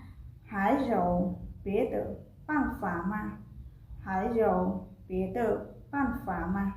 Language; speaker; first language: Chinese; non-native, fluent; Khmer